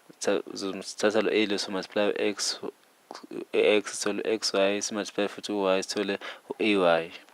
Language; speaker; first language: Zulu; native; Zulu